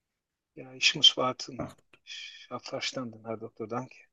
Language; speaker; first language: German; non-native, learner; Turkish